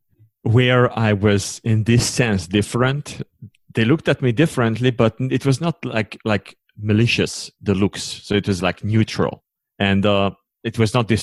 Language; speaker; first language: English; non-native, fluent; Hungarian